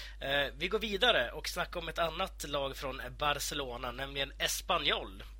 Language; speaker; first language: Swedish; native; Swedish